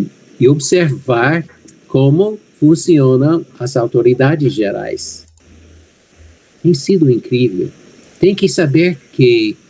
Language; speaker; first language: Portuguese; non-native, fluent; English